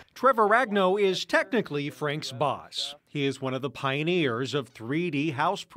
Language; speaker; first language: English; native; English